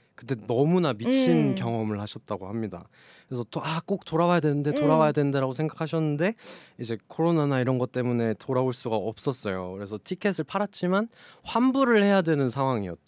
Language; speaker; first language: Korean; native; Korean